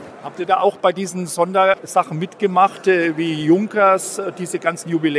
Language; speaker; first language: German; native; German